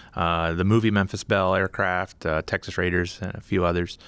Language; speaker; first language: English; native; English